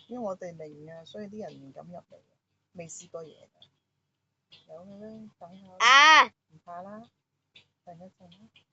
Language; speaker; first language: Chinese; native; Chinese